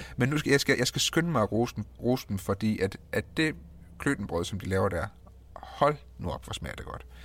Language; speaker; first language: Danish; native; Danish